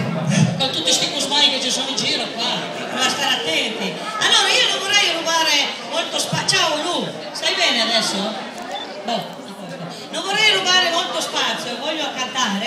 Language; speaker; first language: Italian; native; Italian